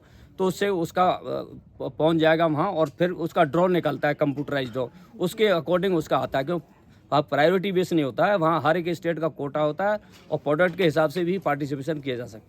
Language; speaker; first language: Hindi; native; Hindi